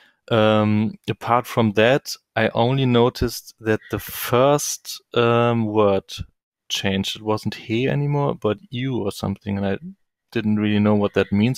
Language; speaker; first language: English; non-native, fluent; German